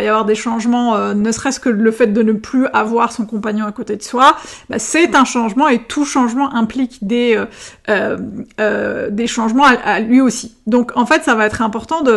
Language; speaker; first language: French; native; French